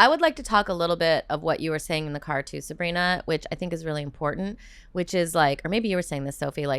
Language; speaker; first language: English; native; English